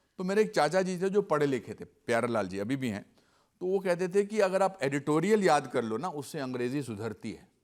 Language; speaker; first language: Hindi; native; Hindi